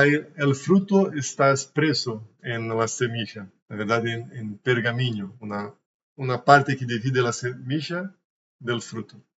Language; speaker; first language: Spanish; non-native, learner; Portuguese